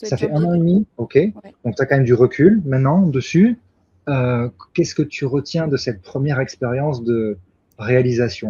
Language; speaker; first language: French; native; French